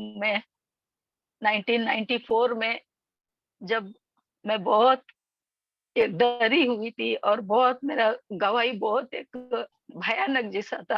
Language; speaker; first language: Hindi; non-native, local second language; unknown